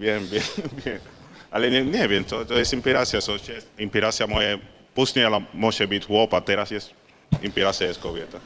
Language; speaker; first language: Polish; non-native, learner; Spanish